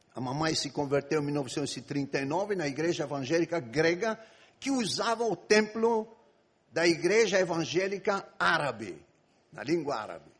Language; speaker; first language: Portuguese; non-native, fluent; Greek